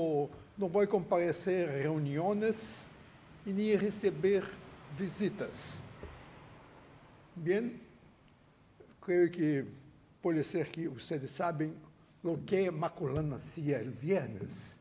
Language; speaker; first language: Spanish; non-native, fluent; Portuguese